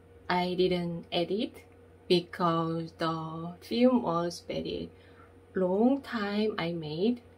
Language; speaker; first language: English; non-native, learner; Korean